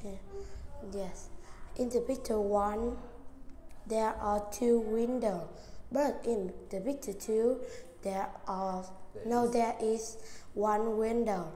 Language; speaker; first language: English; non-native, learner; Vietnamese